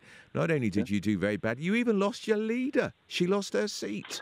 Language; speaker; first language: English; native; English